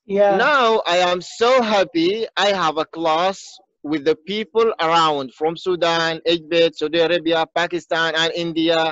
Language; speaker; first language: English; non-native, learner; Arabic